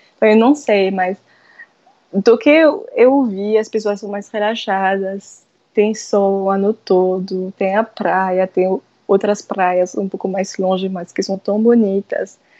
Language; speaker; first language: Portuguese; non-native, fluent; French